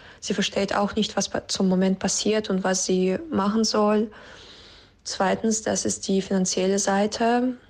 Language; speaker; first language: German; non-native, fluent; Russian